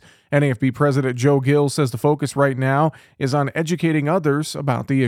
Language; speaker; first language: English; native; English